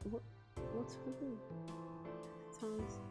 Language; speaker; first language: English; non-native, learner; Japanese